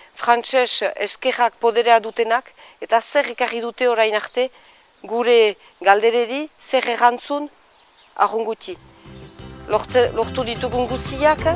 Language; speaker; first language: Basque; native; Basque